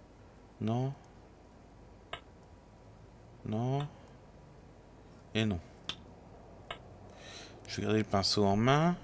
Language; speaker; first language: French; native; French